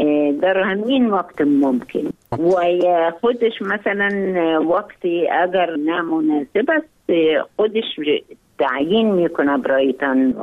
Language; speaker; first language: Persian; non-native, learner; Arabic